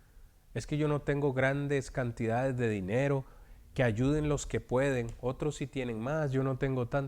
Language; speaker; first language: Spanish; native; Spanish